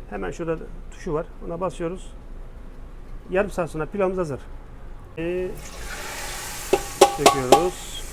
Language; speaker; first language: Turkish; native; Turkish